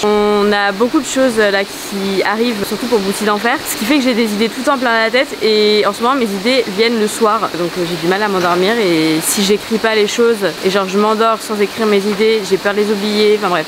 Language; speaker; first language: French; native; French